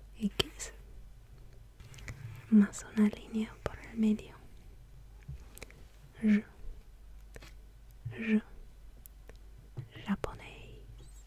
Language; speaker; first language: Spanish; non-native, fluent; Russian